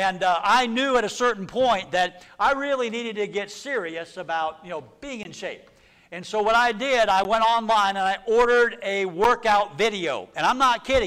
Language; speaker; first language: English; native; English